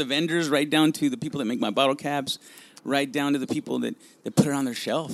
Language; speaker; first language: English; early bilingual, other home language; Spanish